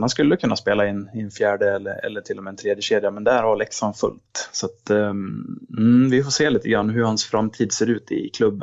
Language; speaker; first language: Swedish; native; Swedish